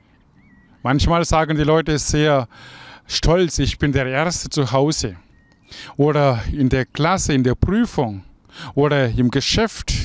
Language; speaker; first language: German; non-native, fluent; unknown